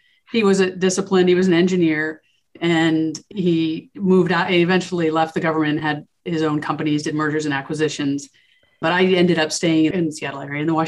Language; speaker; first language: English; native; English